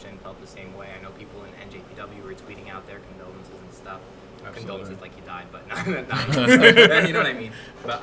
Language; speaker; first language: English; native; English